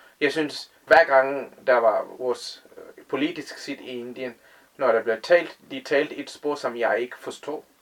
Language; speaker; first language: Danish; non-native, fluent; Tamil